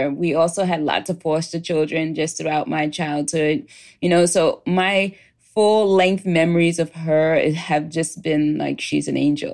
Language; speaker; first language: English; native; English